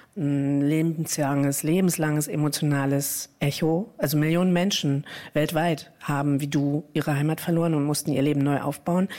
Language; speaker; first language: German; native; German